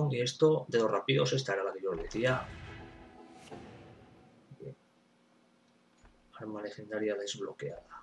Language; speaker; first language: Spanish; native; Spanish